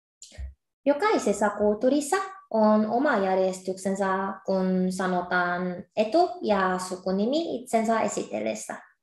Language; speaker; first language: Finnish; non-native, fluent; Korean